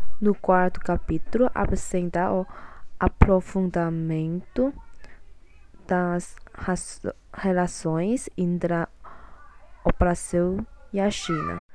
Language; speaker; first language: Portuguese; non-native, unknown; Chinese